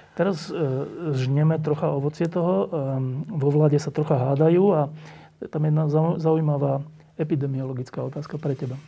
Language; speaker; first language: Slovak; native; Slovak